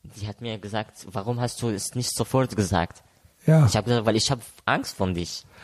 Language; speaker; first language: German; non-native, learner; Arabic